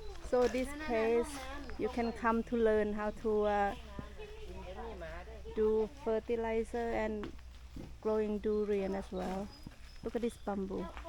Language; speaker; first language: English; non-native, fluent; Thai